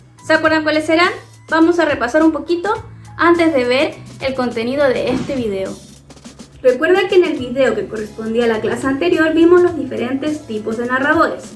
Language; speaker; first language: Spanish; native; Spanish